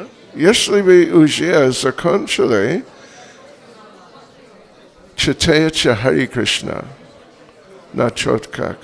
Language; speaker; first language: Russian; non-native, fluent; English